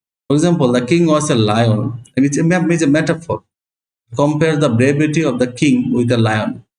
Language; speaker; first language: English; non-native, local second language; Bangla